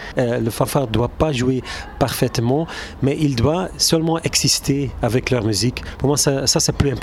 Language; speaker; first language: French; non-native, local second language; Turkish